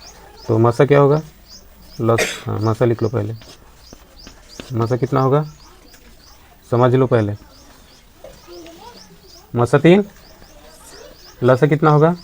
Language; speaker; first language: Hindi; native; Hindi